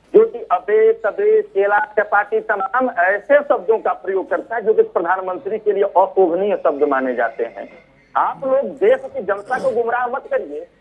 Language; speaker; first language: Hindi; native; Hindi